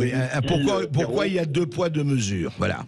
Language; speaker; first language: French; native; French